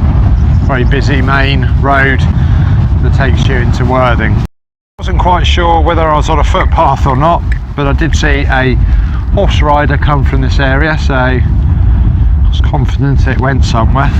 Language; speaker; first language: English; native; English